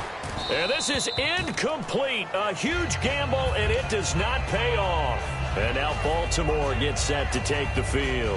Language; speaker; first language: English; native; English